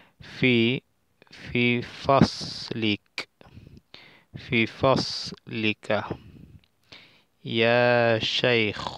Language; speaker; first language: Arabic; non-native, fluent; Spanish